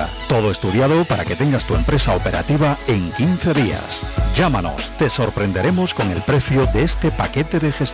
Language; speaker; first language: Spanish; native; Spanish